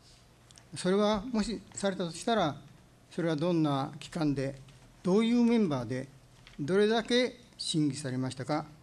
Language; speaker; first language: Japanese; native; Japanese